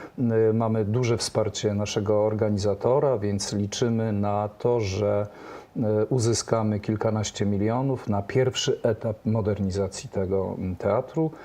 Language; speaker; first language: Polish; native; Polish